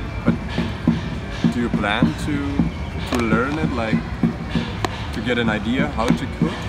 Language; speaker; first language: English; non-native, fluent; German